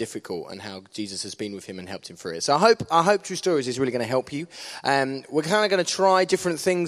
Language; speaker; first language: English; native; English